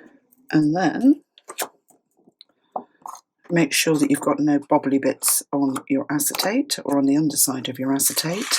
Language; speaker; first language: English; native; English